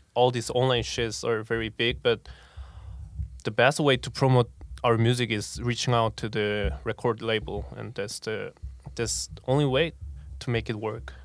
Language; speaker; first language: English; non-native, fluent; Korean